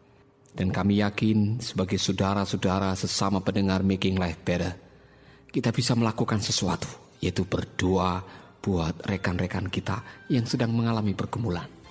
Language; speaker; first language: Indonesian; native; Indonesian